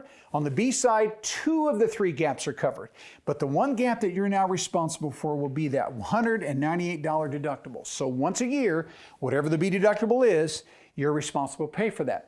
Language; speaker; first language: English; native; English